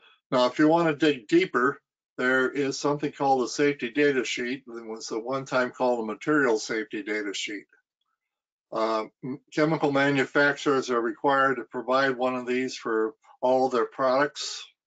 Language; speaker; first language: English; native; English